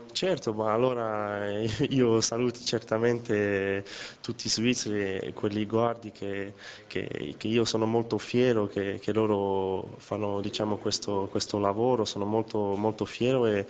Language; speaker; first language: Italian; non-native, fluent; French